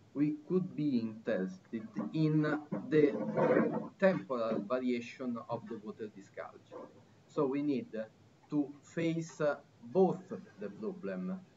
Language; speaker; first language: English; non-native, fluent; Italian